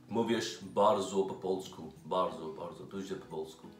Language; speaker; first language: Polish; non-native, learner; Punjabi